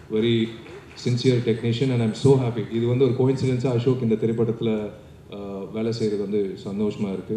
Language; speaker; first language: Tamil; native; Tamil